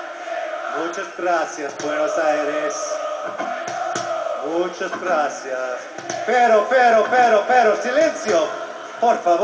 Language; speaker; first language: Spanish; non-native, learner; English